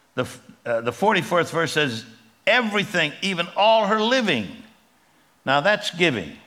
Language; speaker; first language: English; native; English